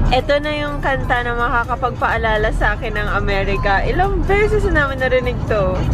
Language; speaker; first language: Filipino; non-native, local second language; Bikol